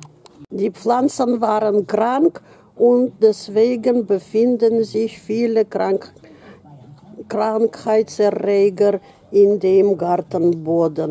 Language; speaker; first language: German; non-native, fluent; Russian